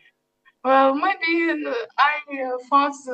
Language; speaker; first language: English; non-native, learner; Russian